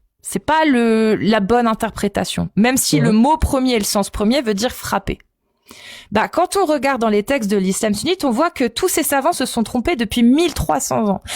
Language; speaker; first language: French; native; French